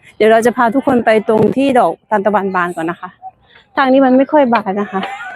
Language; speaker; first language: Thai; native; Thai